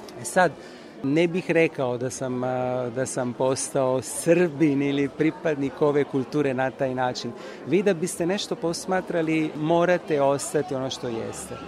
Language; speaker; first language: Serbian; non-native, fluent; Italian